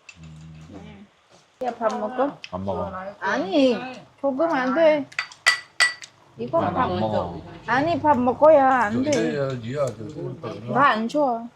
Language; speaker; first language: Korean; non-native, learner; Vietnamese